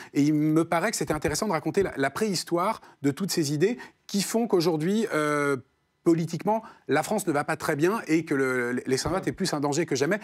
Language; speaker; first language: French; native; French